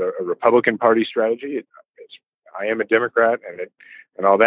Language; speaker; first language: English; native; English